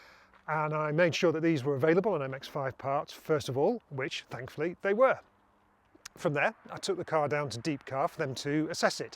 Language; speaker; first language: English; native; English